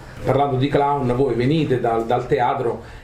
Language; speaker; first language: Italian; native; Italian